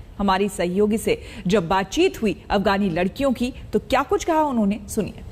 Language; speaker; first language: Hindi; native; Hindi